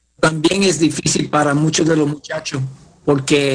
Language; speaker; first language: Spanish; early bilingual, heritage; Spanish